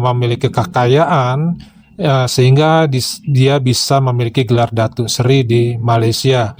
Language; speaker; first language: Indonesian; native; Indonesian